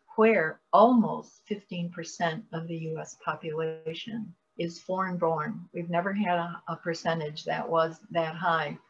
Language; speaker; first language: English; native; English